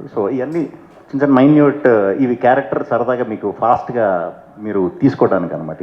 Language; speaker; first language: Telugu; native; Telugu